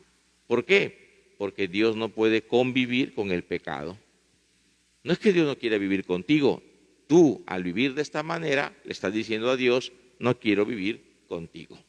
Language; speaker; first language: Spanish; native; Spanish